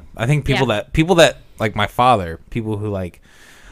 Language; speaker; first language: English; native; English